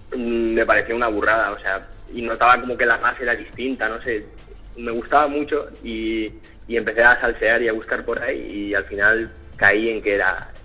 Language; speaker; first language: Spanish; early bilingual, other home language; French